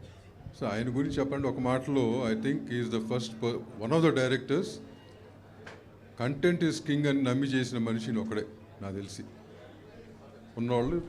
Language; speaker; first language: Telugu; native; Telugu